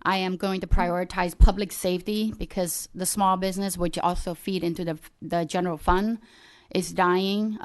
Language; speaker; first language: English; early bilingual, other home language; Khmer